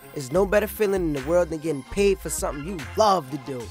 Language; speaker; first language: English; native; English